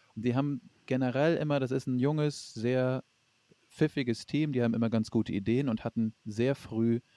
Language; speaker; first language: German; native; German